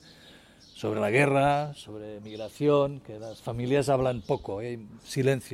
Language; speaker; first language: Spanish; native; Spanish